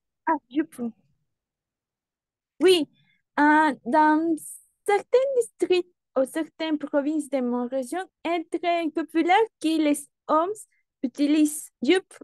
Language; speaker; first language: French; non-native, learner; Spanish